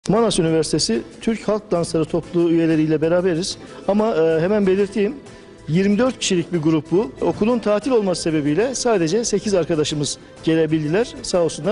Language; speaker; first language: Turkish; native; Turkish